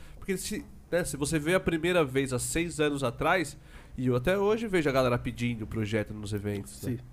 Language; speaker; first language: Portuguese; native; Portuguese